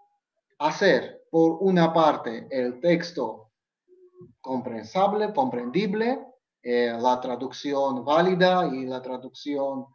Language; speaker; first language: Spanish; non-native, fluent; Georgian